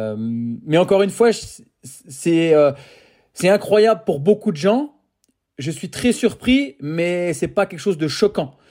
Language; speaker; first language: French; native; French